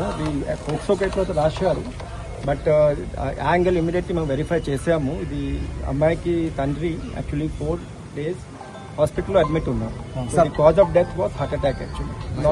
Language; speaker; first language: Telugu; non-native, learner; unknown